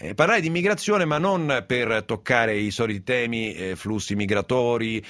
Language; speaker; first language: Italian; native; Italian